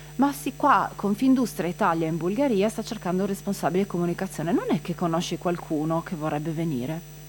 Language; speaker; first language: Italian; native; Italian